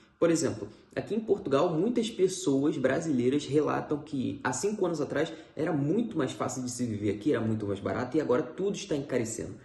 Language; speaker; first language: Portuguese; native; Portuguese